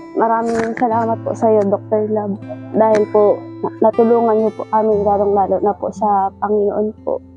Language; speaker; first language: Filipino; non-native, local second language; Bikol